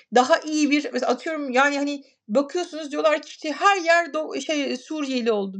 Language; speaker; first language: Turkish; native; Turkish